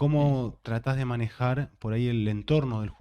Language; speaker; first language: Spanish; native; Spanish